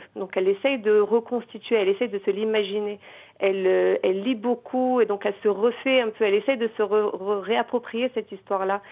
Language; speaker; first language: French; native; French